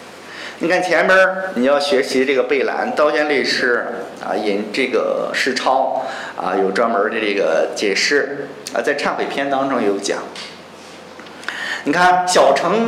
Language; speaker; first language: Chinese; native; Chinese